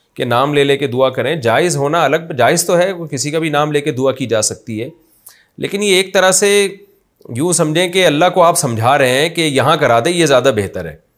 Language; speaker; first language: Urdu; native; Urdu